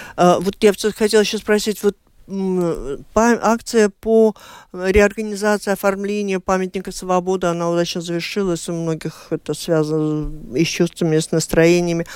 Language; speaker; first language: Russian; native; Russian